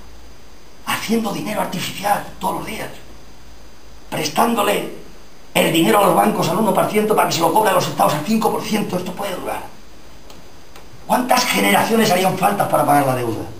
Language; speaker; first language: Spanish; native; Spanish